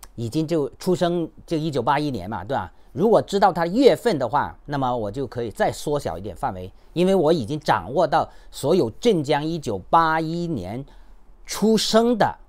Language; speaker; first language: Chinese; native; Chinese